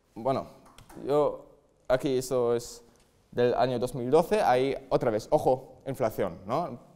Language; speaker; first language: Spanish; non-native, fluent; German